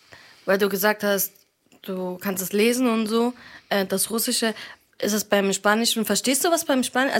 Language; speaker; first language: German; early bilingual, other home language; Arabic